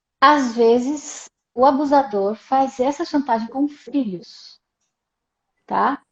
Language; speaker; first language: Portuguese; native; Portuguese